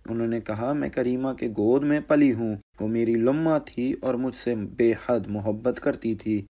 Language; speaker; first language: Urdu; non-native, local second language; Baluchi